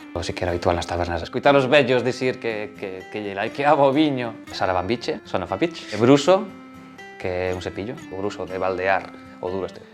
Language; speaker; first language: Galician; native; Galician